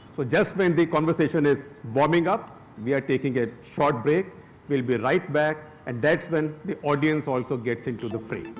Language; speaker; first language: English; non-native, local second language; Hindi